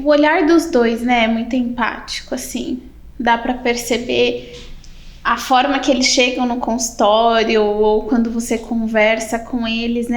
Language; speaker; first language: Portuguese; native; Portuguese